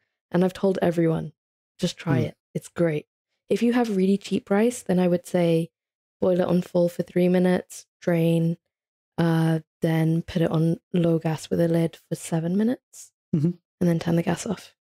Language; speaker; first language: English; early bilingual, other home language; Hindi